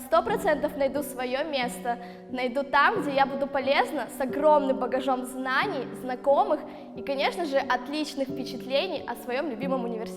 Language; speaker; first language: Russian; native; Russian